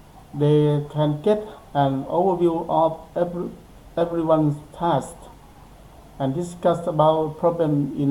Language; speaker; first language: English; non-native, learner; Thai